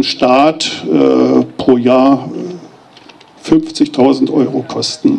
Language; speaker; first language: German; native; German